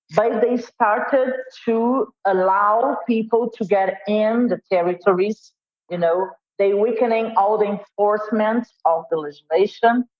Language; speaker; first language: English; non-native, fluent; Portuguese